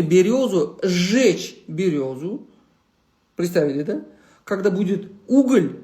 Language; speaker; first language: Russian; non-native, local second language; Uzbek